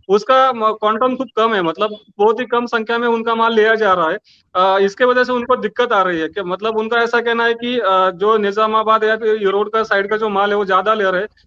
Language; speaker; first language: Hindi; non-native, local second language; Marathi